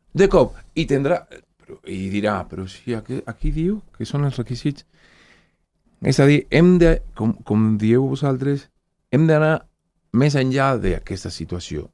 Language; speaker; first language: Catalan; non-native, fluent; Spanish